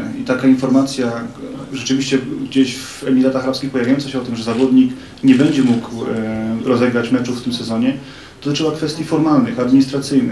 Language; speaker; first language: Polish; native; Polish